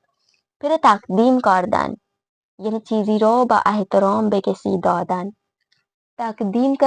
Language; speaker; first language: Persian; non-native, fluent; Urdu